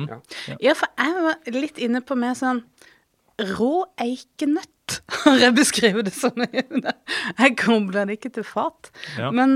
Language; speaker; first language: Norwegian; native; Norwegian